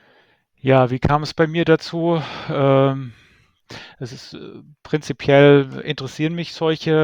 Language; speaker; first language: German; native; German